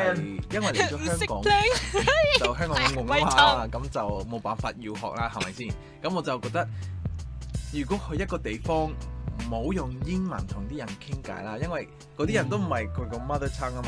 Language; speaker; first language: Cantonese; non-native, fluent; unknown